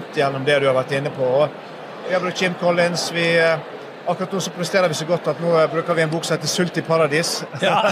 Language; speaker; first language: Norwegian; native; Norwegian